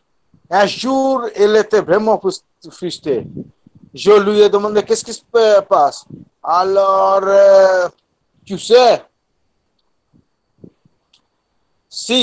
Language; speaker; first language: French; non-native, fluent; Bangla